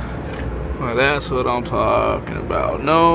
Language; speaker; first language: English; native; English